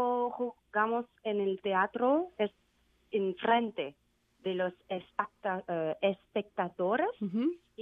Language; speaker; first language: Spanish; non-native, learner; Vietnamese